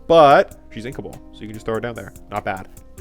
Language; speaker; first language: English; native; English